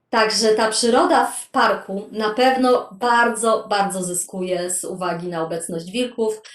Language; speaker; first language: Polish; native; Polish